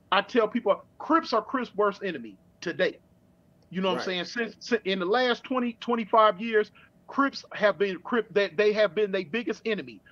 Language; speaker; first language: English; native; English